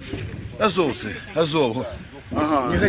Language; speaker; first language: Russian; native; Russian